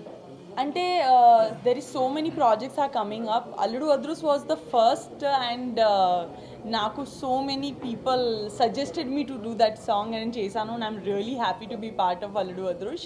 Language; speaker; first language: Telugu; non-native, learner; Gujarati